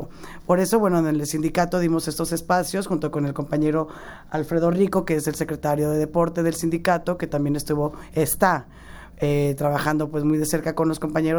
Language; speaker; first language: Spanish; native; Spanish